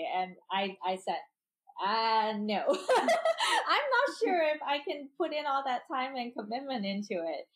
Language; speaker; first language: English; non-native, local second language; Cantonese